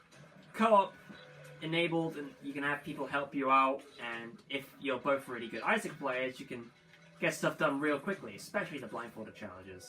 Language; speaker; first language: English; native; English